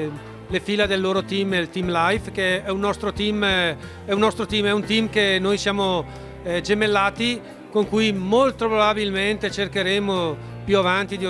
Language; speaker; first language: Italian; native; Italian